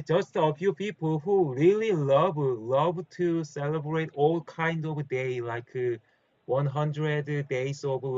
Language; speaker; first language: English; non-native, learner; Korean